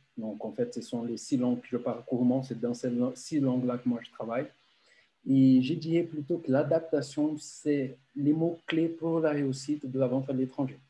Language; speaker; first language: French; non-native, fluent; Portuguese